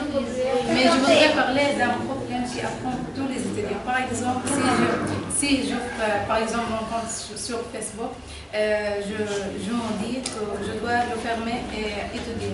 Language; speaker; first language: French; non-native, learner; Arabic